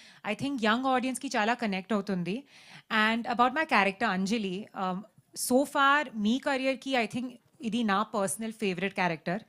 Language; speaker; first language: Telugu; non-native, learner; Hindi